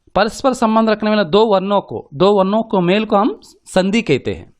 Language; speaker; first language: Hindi; non-native, local second language; Telugu